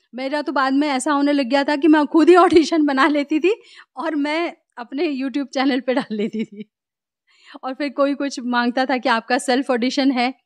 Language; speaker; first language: Hindi; native; Hindi